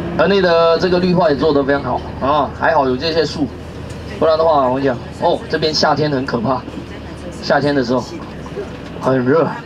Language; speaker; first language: Chinese; non-native, fluent; Vietnamese